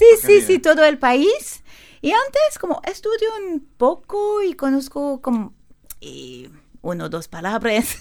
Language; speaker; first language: Spanish; non-native, learner; French